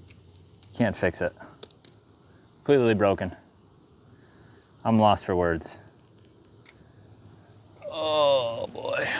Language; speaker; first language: English; native; English